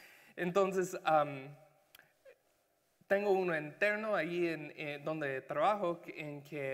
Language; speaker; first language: Spanish; non-native, learner; English